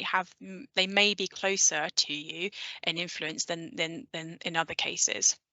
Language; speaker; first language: English; native; English